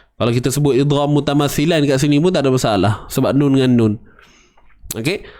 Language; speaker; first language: Malay; native; Malay